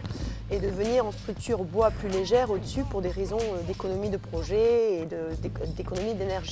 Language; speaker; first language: French; native; French